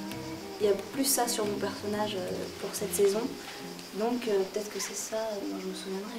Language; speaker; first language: French; native; French